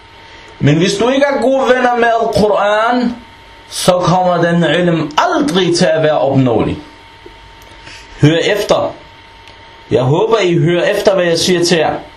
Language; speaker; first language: Danish; non-native, fluent; Arabic